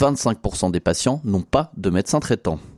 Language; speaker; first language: French; native; French